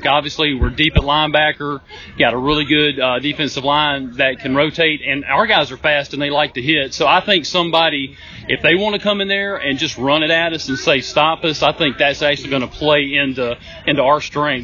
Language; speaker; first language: English; native; English